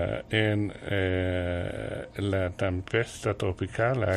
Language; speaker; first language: Spanish; non-native, learner; French